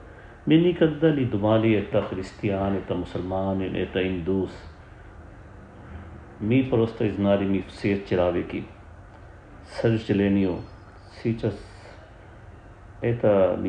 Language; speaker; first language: Russian; non-native, learner; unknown